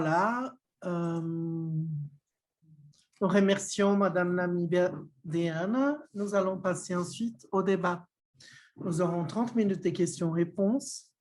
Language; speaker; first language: French; non-native, fluent; Portuguese